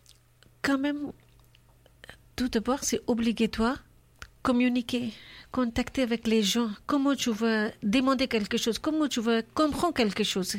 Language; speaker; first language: French; non-native, learner; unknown